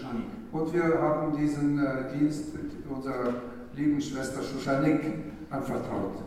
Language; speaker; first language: German; non-native, fluent; Russian